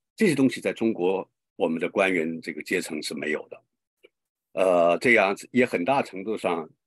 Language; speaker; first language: Chinese; native; Chinese